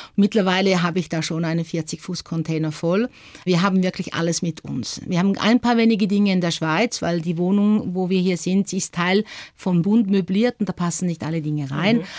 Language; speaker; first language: German; native; German